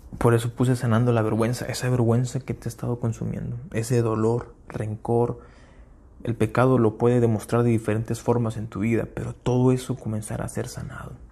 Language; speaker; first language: Spanish; early bilingual, heritage; Spanish